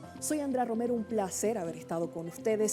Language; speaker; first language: Spanish; native; Spanish